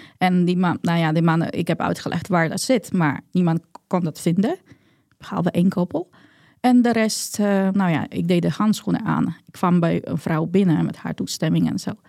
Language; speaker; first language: Dutch; non-native, fluent; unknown